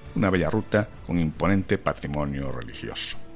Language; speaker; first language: Spanish; native; Spanish